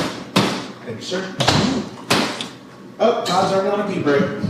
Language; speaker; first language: English; native; English